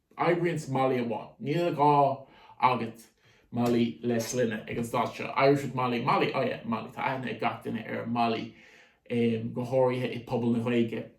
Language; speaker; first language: Irish; native; Irish